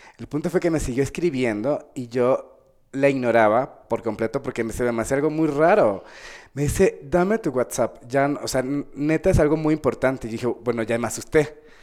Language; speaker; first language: Spanish; native; Spanish